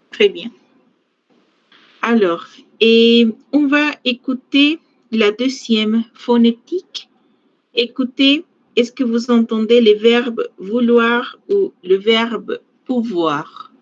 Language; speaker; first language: French; non-native, fluent; Spanish